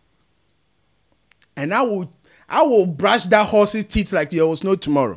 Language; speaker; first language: English; non-native, local second language; Akan